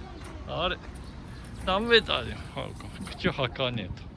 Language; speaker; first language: Japanese; native; Japanese